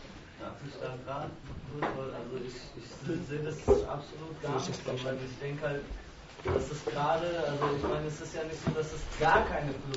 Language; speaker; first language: German; native; German